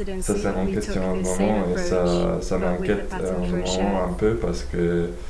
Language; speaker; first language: French; non-native, learner; Polish